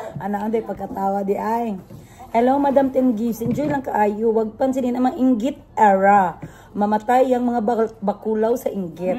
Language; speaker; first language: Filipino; non-native, local second language; Cebuano